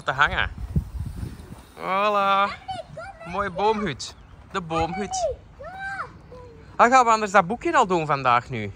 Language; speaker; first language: Dutch; native; Dutch